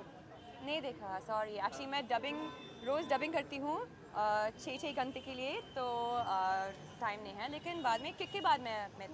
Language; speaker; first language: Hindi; non-native, learner; English